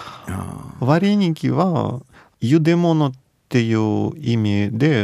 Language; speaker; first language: Japanese; non-native, fluent; Russian